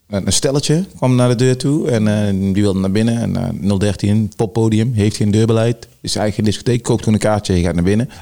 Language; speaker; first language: Dutch; early bilingual, other home language; Sranan Tongo